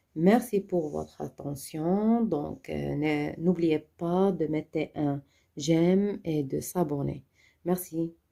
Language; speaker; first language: French; non-native, local second language; Arabic